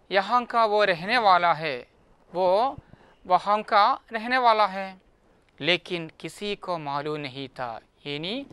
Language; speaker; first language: Hindi; non-native, local second language; Malayalam